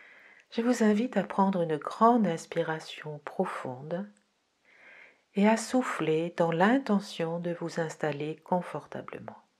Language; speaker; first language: French; native; French